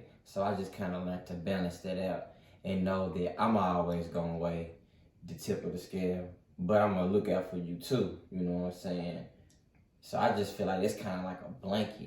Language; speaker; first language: English; native; English